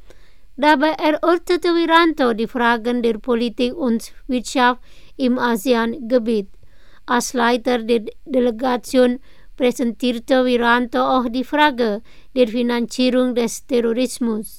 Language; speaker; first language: German; non-native, fluent; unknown